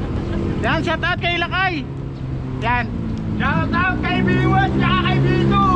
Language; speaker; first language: Filipino; non-native, local second language; Bikol